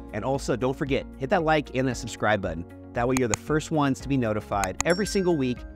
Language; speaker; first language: English; native; English